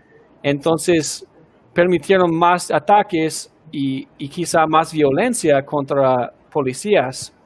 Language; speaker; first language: Spanish; non-native, fluent; English